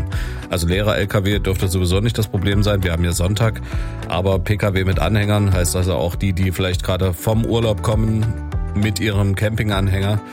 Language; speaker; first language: German; native; German